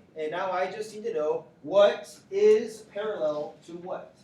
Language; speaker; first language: English; native; English